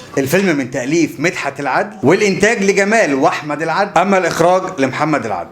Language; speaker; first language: Arabic; native; Arabic